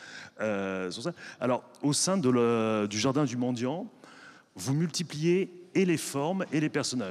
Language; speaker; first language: French; native; French